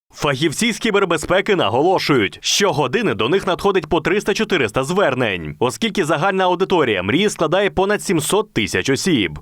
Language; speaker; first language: Ukrainian; native; Ukrainian